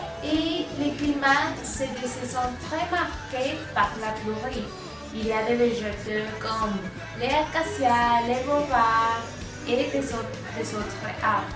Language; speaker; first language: French; non-native, learner; Spanish